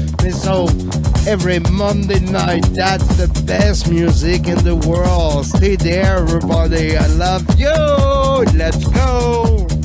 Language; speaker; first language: English; non-native, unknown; French